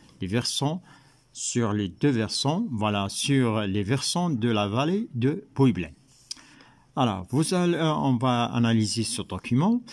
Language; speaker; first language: French; non-native, local second language; Arabic